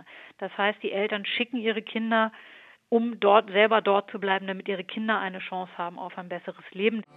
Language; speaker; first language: German; native; German